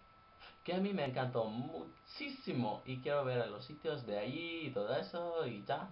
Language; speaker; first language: Spanish; non-native, fluent; English